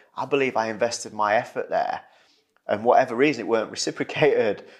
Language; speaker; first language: English; native; English